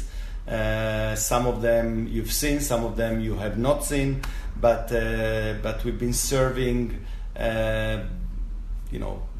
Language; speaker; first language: English; non-native, fluent; Spanish